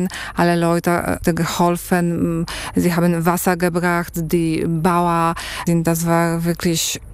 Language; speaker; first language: German; non-native, fluent; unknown